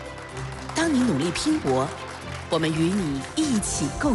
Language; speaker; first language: Chinese; native; Chinese